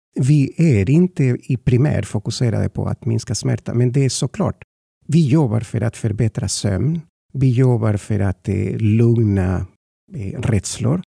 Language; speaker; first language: Swedish; non-native, fluent; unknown